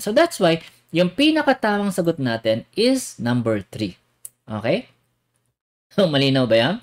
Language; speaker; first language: English; non-native, local second language; Filipino